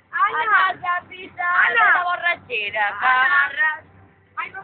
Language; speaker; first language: Catalan; non-native, local second language; Spanish